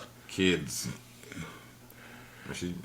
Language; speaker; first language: English; native; English